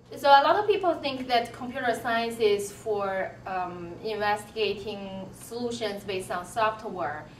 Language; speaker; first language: English; non-native, fluent; Chinese